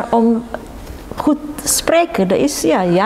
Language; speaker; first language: Dutch; non-native, learner; Indonesian